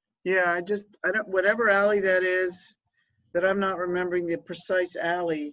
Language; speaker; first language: English; native; English